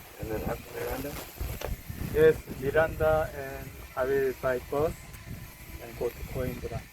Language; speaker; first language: English; non-native, learner; Korean